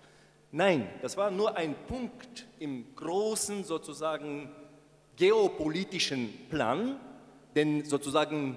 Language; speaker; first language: German; non-native, fluent; Ukrainian